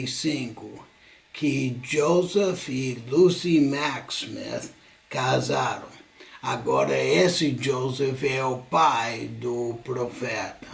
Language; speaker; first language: Portuguese; non-native, fluent; English